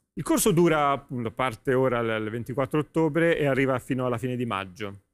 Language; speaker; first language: Italian; native; Italian